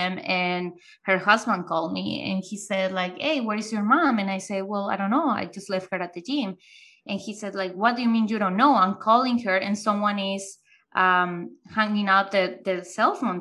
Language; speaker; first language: English; non-native, fluent; Spanish